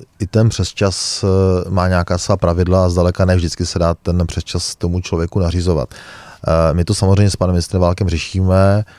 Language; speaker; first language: Czech; native; Czech